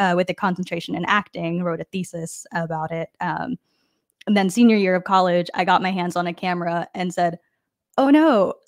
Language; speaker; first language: English; native; English